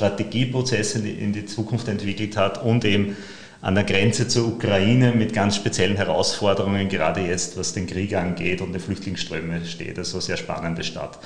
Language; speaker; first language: German; native; German